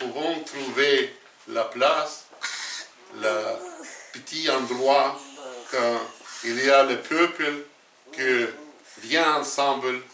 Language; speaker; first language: French; non-native, learner; Russian